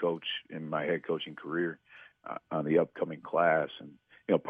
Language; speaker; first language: English; native; English